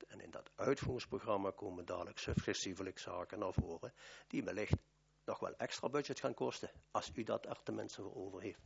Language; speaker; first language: Dutch; native; Dutch